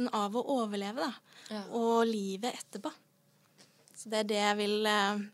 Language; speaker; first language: Norwegian; native; Norwegian